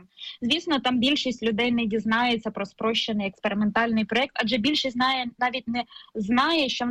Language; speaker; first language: Ukrainian; native; Ukrainian